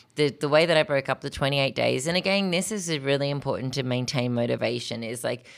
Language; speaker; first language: English; native; English